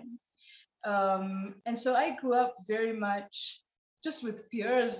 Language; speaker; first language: English; non-native, local second language; Nepali